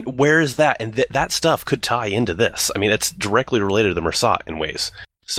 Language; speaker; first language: English; native; English